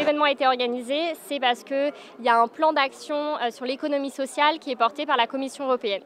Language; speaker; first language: French; native; French